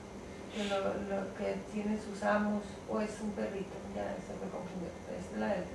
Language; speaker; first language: Spanish; native; Spanish